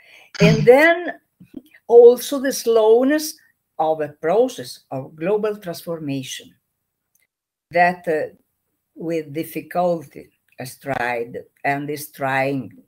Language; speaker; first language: English; non-native, learner; Italian